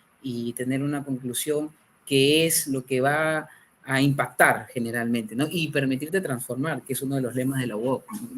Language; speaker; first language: Spanish; native; Spanish